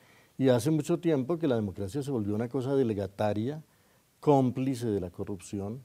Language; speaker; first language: Spanish; native; Spanish